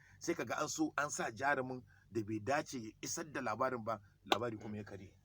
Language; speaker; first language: Hausa; native; Hausa